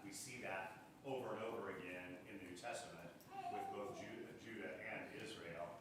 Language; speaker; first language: English; native; English